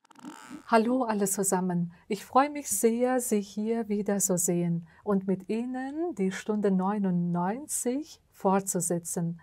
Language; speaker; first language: German; non-native, fluent; Uzbek